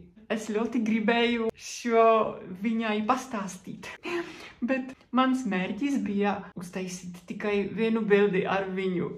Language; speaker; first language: Latvian; non-native, fluent; Czech